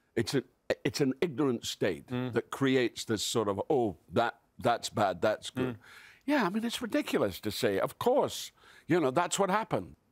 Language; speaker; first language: English; native; English